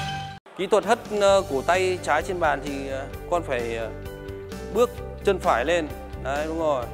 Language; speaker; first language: Vietnamese; native; Vietnamese